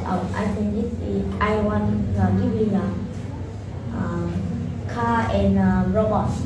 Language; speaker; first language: English; non-native, learner; Vietnamese